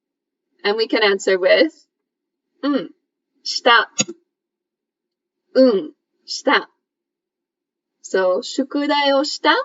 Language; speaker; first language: Japanese; non-native, fluent; English